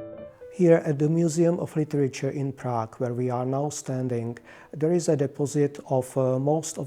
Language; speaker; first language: English; non-native, fluent; Czech